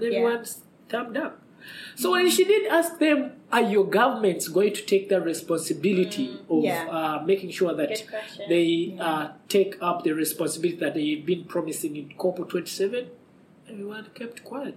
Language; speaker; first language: English; non-native, local second language; Ganda